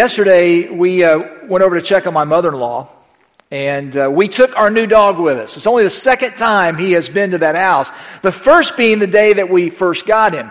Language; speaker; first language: English; native; English